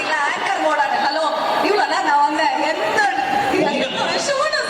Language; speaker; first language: Tamil; native; Tamil